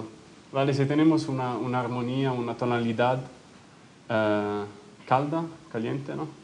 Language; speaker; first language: Spanish; non-native, fluent; Italian